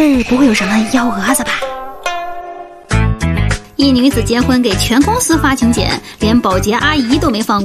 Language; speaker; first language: Chinese; native; Chinese